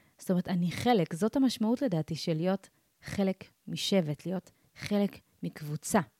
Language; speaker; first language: Hebrew; early bilingual, other home language; Amharic